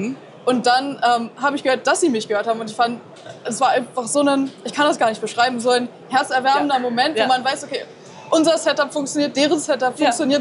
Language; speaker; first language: German; native; German